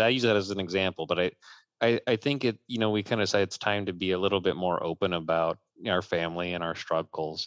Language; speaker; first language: English; native; English